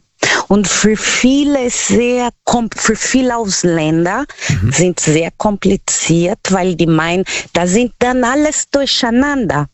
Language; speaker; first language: German; non-native, learner; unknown